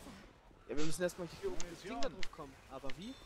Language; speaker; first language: German; native; German